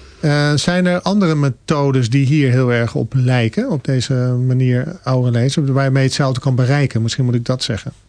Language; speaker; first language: Dutch; native; Dutch